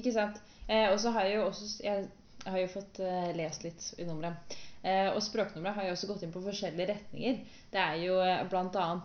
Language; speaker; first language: Norwegian; native; Norwegian